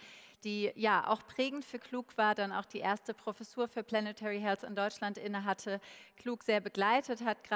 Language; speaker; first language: German; native; German